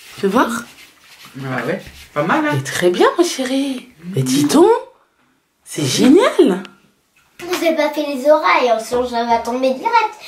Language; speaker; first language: French; native; French